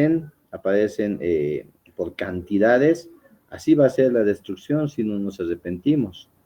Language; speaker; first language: Spanish; native; Spanish